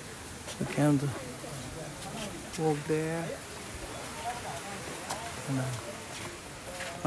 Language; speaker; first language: English; non-native, learner; Dutch